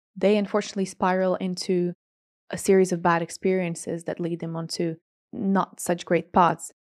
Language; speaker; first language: English; non-native, fluent; Latvian